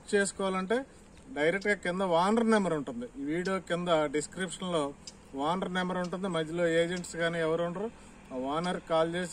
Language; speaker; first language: Telugu; native; Telugu